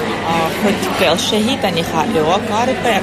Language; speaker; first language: Hungarian; non-native, learner; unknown